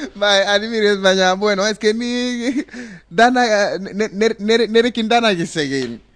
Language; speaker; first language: Basque; non-native, learner; Wolof